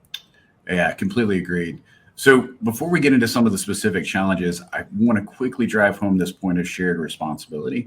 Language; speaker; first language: English; native; English